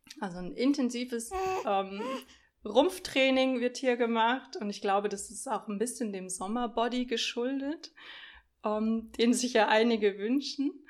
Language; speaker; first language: German; early bilingual, other home language; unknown